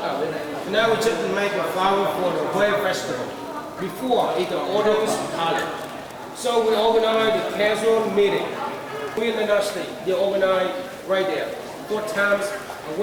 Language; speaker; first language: English; non-native, fluent; Vietnamese